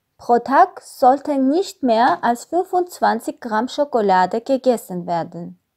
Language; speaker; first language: German; non-native, learner; Russian